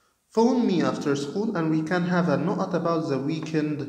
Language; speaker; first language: English; non-native, fluent; Arabic